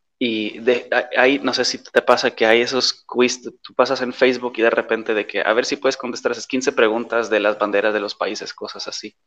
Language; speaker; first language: Spanish; non-native, fluent; Polish